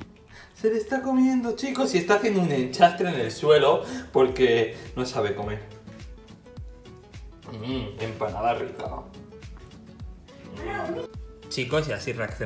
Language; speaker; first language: Spanish; native; Spanish